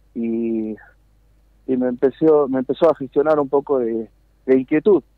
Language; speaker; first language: Spanish; native; Spanish